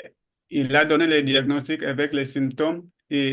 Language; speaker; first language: French; non-native, learner; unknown